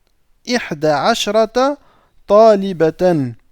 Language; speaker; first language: Arabic; non-native, fluent; French